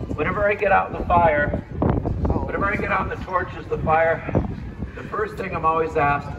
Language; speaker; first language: English; native; English